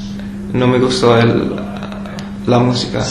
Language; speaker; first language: Spanish; non-native, learner; English